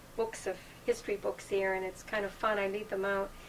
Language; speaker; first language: English; native; English